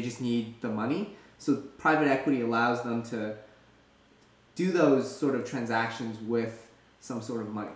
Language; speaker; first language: English; native; English